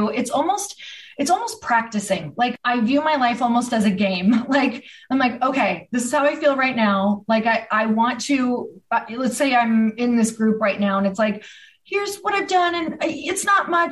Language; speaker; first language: English; native; English